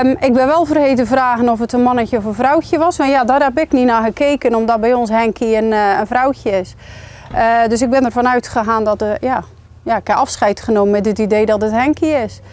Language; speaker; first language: Dutch; native; Dutch